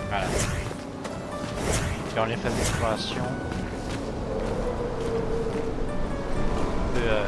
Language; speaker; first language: French; native; French